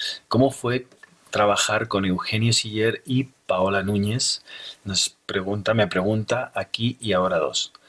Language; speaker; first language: Spanish; native; Spanish